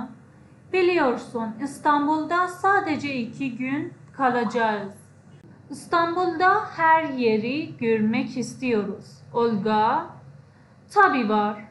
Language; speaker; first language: Turkish; non-native, fluent; Persian